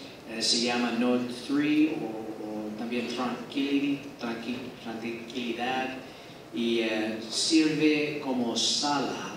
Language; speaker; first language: Spanish; non-native, fluent; English